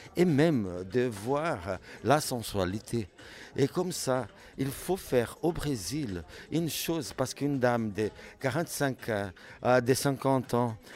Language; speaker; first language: French; non-native, fluent; Portuguese